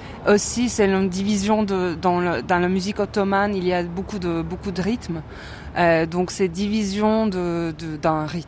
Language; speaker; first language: French; non-native, fluent; Turkish